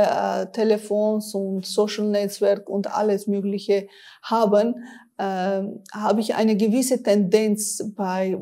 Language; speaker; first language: German; non-native, fluent; Armenian